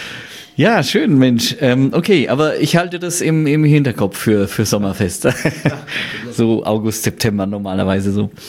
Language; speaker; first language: German; native; German